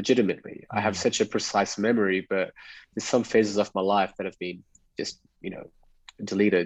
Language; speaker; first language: English; native; English